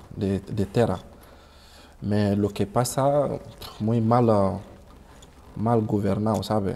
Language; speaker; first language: Spanish; non-native, learner; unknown